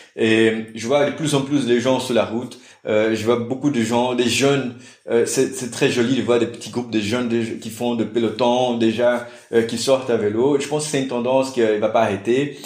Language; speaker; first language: French; non-native, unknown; Portuguese